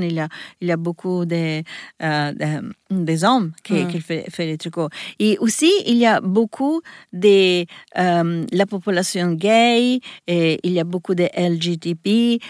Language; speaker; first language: French; non-native, learner; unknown